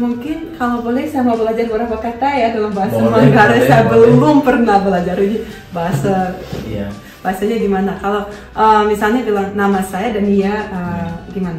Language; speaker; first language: Indonesian; non-native, fluent; Russian